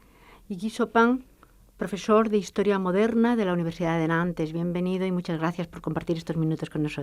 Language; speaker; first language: Spanish; native; Spanish